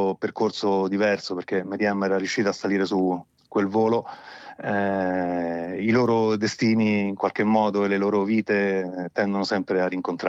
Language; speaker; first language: Italian; native; Italian